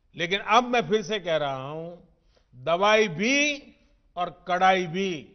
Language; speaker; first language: Hindi; non-native, local second language; Gujarati